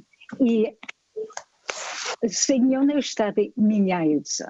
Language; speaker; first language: Russian; non-native, fluent; English